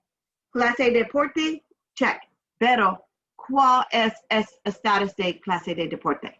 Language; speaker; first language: Spanish; non-native, learner; English